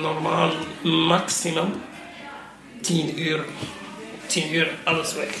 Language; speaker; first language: Dutch; non-native, learner; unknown